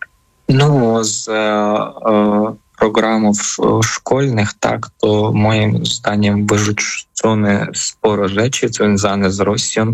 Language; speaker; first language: Polish; non-native, fluent; Ukrainian